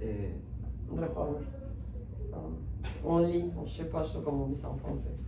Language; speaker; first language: French; non-native, fluent; Spanish